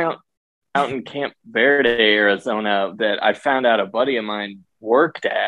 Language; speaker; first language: English; native; English